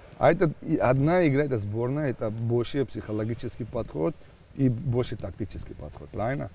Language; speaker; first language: Russian; non-native, local second language; Georgian